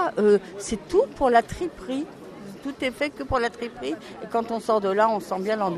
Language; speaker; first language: French; native; French